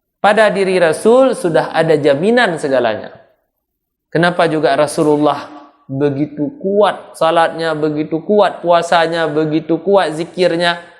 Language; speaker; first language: Malay; non-native, local second language; Achinese